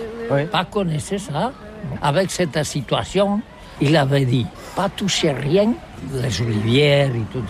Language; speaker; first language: French; non-native, learner; Catalan